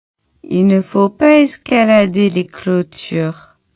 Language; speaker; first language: French; non-native, local second language; Arabic